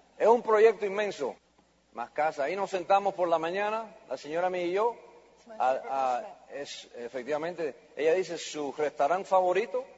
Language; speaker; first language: Spanish; early bilingual, heritage; Spanish